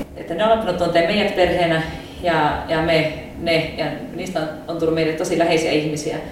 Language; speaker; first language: Finnish; early bilingual, heritage; Finnish